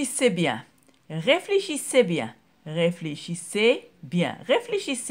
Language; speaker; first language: French; non-native, local second language; Arabic